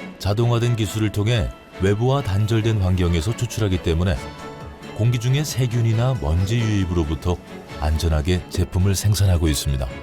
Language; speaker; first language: Korean; native; Korean